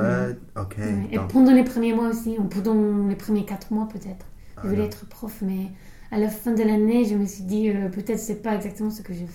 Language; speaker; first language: French; non-native, fluent; English